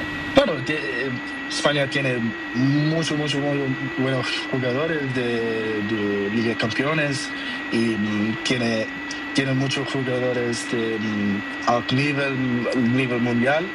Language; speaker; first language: Spanish; non-native, learner; Portuguese